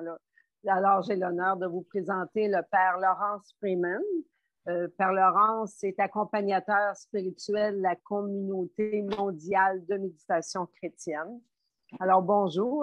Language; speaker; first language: French; native; French